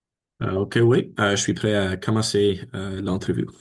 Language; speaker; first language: French; non-native, learner; English